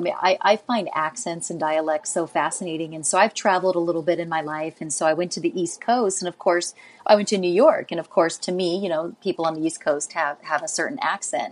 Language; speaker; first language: English; native; English